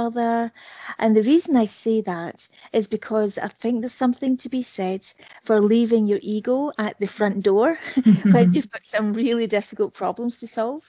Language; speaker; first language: English; native; English